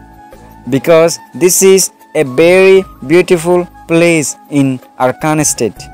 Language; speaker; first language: English; non-native, local second language; Rohingya